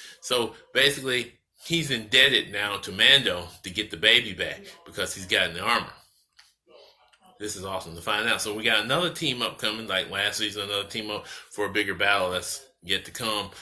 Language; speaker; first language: English; native; English